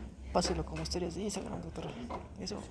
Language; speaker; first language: Spanish; native; Spanish